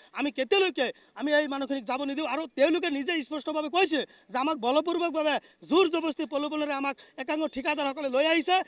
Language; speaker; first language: Assamese; non-native, local second language; Bangla